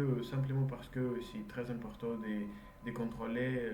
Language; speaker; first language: French; non-native, learner; Russian